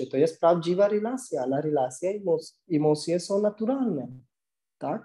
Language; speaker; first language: Polish; non-native, learner; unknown